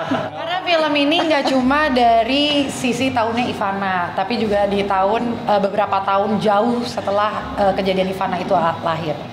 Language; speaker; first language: Indonesian; native; Indonesian